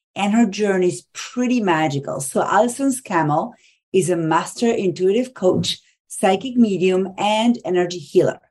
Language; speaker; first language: English; non-native, fluent; Spanish